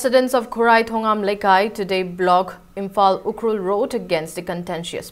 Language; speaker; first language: English; non-native, local second language; Manipuri